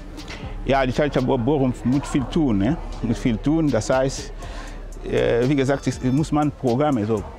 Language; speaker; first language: German; non-native, fluent; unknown